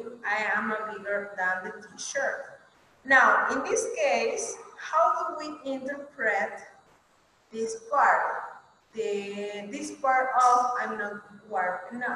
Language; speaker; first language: English; non-native, fluent; Spanish